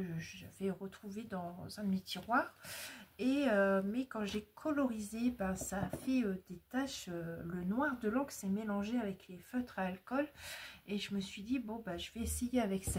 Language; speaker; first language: French; native; French